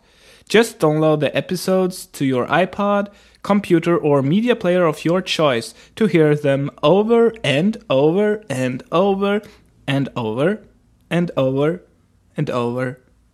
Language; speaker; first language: English; non-native, fluent; Swedish